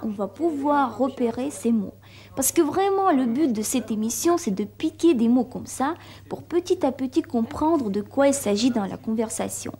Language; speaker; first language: French; non-native, fluent; Russian